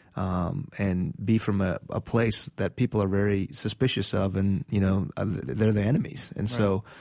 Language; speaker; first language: English; non-native, fluent; Persian